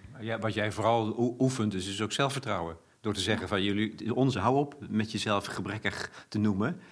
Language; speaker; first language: Dutch; native; Dutch